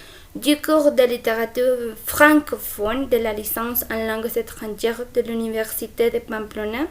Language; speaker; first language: French; non-native, fluent; Spanish